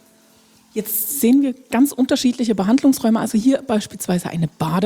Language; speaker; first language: German; native; German